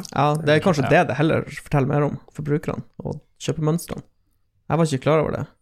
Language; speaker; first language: Norwegian; native; Norwegian